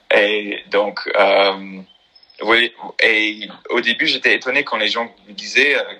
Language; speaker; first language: French; non-native, fluent; English